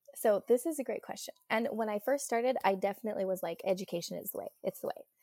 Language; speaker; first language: English; native; English